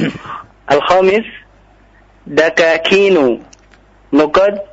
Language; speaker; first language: Arabic; non-native, learner; Indonesian